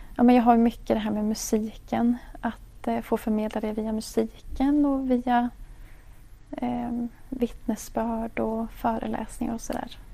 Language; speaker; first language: Swedish; native; Swedish